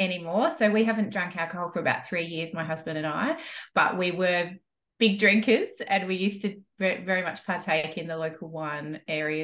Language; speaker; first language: English; native; English